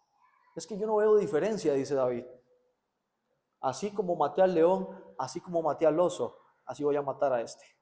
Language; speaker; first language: Spanish; native; Spanish